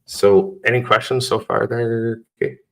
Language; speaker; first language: English; native; English